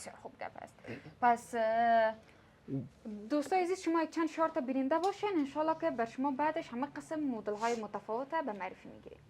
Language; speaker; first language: Persian; native; Persian